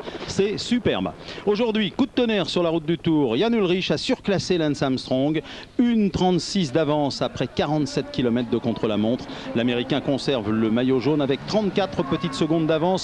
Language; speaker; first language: French; native; French